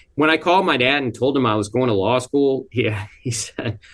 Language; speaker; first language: English; early bilingual, other home language; Hindi